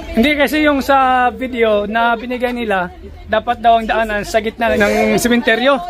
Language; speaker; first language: Filipino; native; Filipino